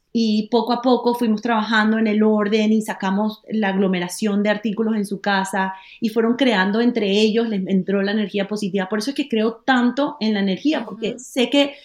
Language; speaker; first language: Spanish; native; Spanish